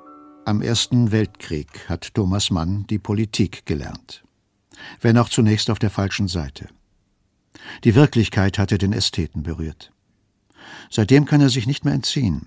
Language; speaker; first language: German; native; German